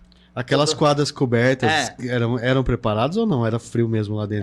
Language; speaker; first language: Portuguese; native; Portuguese